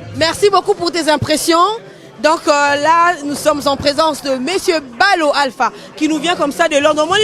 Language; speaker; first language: French; non-native, local second language; Lingala